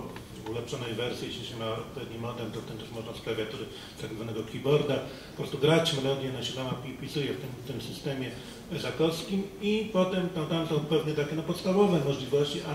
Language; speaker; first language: Polish; native; Polish